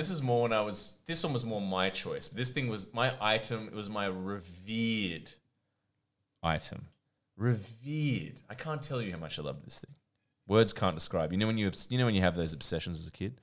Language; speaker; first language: English; non-native, local second language; Croatian